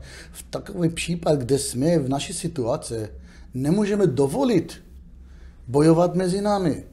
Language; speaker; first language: Czech; non-native, fluent; Hebrew